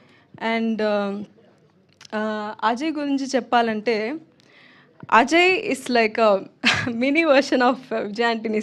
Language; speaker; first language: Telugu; non-native, local second language; Tamil